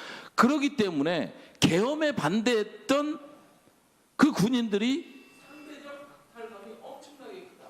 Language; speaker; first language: Korean; native; Korean